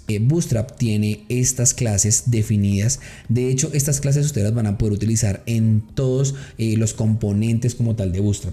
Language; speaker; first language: Spanish; native; Spanish